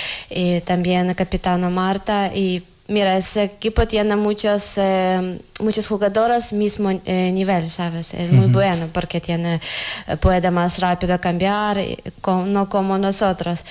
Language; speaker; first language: Spanish; non-native, learner; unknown